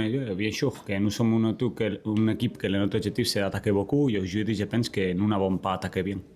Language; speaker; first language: French; non-native, learner; Spanish